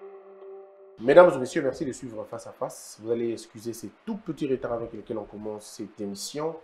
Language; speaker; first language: French; non-native, local second language; Lingala